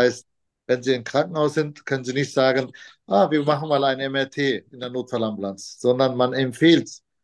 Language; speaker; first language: German; non-native, fluent; Turkish